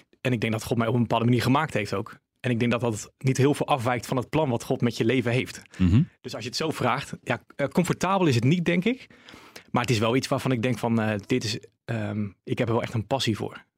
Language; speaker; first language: Dutch; native; Dutch